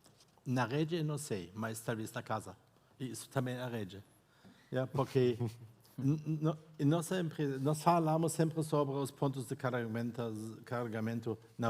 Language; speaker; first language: Portuguese; non-native, fluent; German